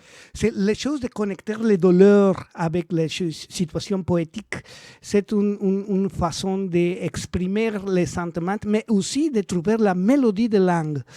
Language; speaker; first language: French; non-native, learner; Spanish